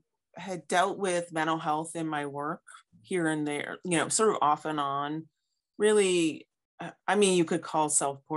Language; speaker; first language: English; native; English